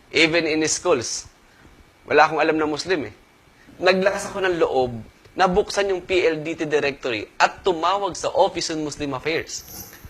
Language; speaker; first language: Filipino; native; Filipino